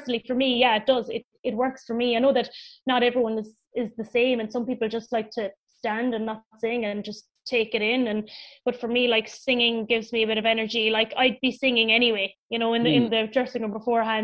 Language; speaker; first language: English; native; English